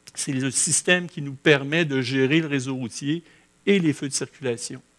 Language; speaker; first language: French; native; French